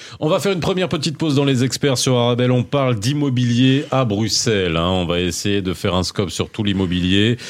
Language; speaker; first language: French; non-native, local second language; Arabic